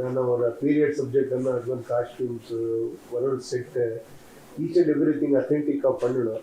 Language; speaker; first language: Tamil; non-native, learner; Kannada